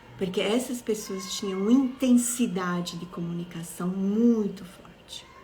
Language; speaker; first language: Portuguese; non-native, fluent; Italian